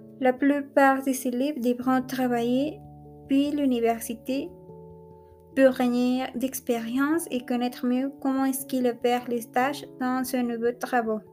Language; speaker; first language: French; non-native, learner; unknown